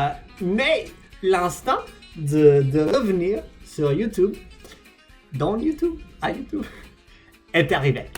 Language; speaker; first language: French; non-native, fluent; English